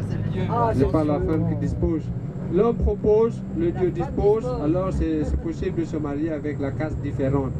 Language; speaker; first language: French; non-native, learner; Balinese